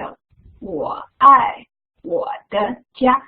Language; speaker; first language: Chinese; non-native, fluent; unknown